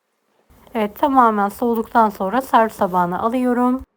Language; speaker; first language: Turkish; native; Turkish